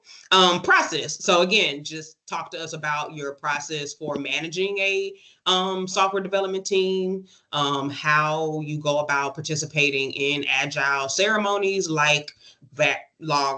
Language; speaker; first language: English; native; English